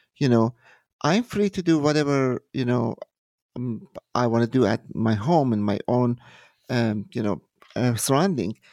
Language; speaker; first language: English; non-native, fluent; Persian